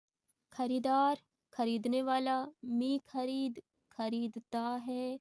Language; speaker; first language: Persian; non-native, learner; Urdu